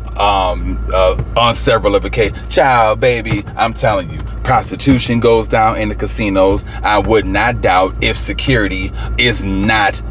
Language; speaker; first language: English; native; English